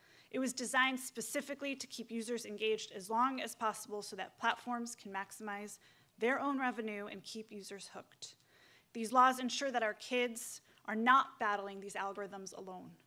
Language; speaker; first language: English; native; English